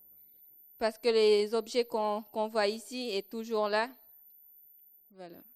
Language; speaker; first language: French; non-native, local second language; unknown